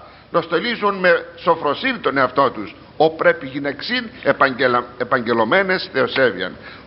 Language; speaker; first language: Greek; native; Greek